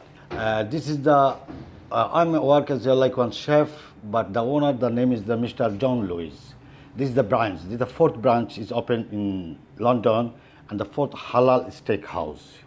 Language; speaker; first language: English; non-native, learner; French